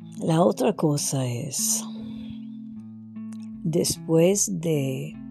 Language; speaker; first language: Spanish; non-native, fluent; French